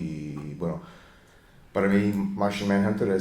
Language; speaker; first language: Spanish; non-native, learner; English